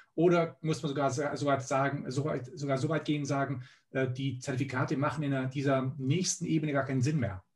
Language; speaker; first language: German; early bilingual, other home language; Serbian